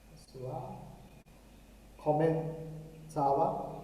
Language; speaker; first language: French; non-native, learner; Sinhala